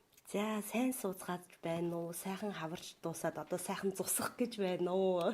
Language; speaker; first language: Mongolian; native; Mongolian